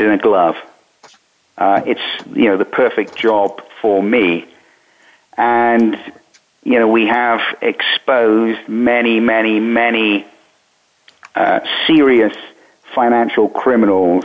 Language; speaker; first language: English; native; English